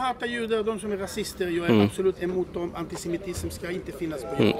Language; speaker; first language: Swedish; non-native, fluent; Hebrew